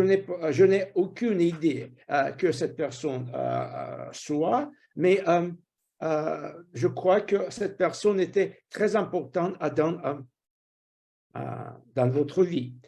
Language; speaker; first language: French; non-native, fluent; Russian